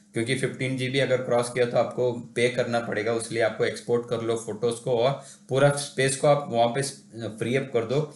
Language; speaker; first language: Hindi; non-native, local second language; Tamil